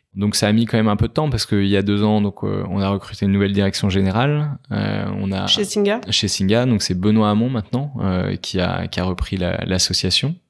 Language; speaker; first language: French; native; French